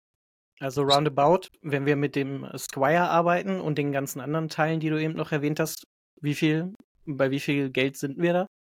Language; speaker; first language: German; native; German